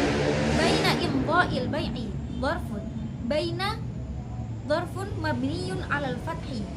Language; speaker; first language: Arabic; non-native, learner; Indonesian